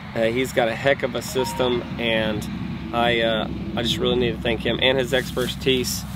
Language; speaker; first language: English; native; English